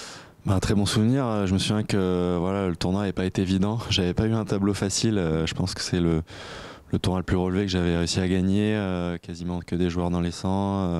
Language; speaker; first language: French; native; French